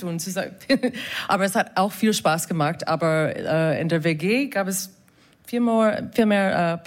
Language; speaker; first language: German; non-native, fluent; English